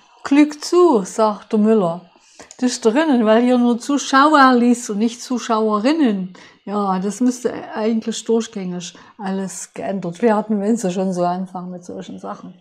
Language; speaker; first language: German; native; German